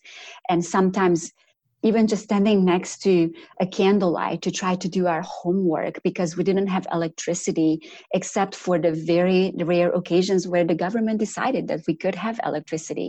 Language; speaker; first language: English; non-native, fluent; Romanian